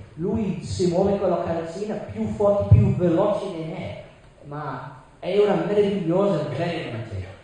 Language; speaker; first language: Italian; non-native, learner; English